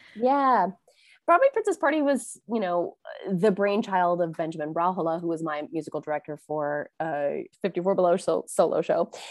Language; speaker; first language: English; early bilingual, other home language; Thai